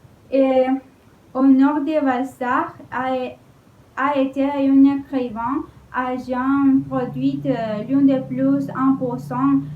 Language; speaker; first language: French; non-native, learner; Spanish